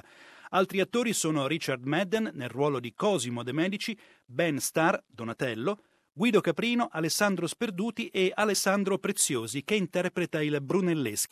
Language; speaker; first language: Italian; native; Italian